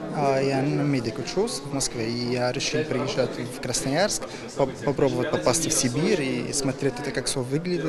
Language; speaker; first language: Russian; non-native, learner; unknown